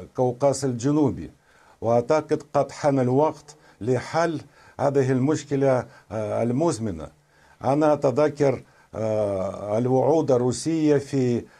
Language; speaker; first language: Arabic; non-native, fluent; Russian